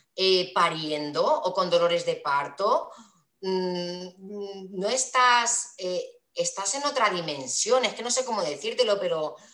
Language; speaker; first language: Spanish; native; Spanish